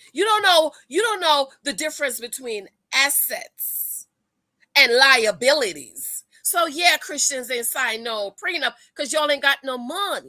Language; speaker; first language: English; native; English